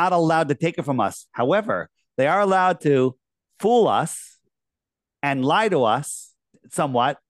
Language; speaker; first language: English; native; English